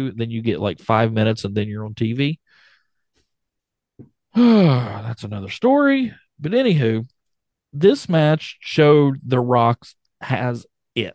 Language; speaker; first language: English; native; English